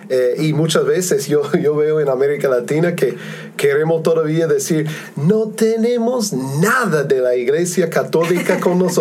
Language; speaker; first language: Spanish; non-native, fluent; English